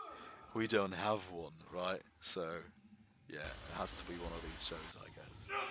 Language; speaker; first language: English; non-native, fluent; German